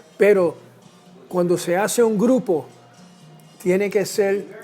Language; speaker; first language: Spanish; early bilingual, other home language; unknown